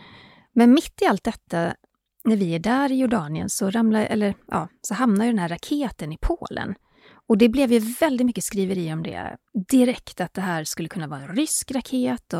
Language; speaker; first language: Swedish; native; Swedish